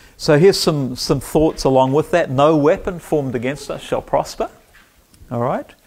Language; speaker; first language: English; native; English